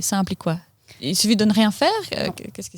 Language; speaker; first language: French; native; French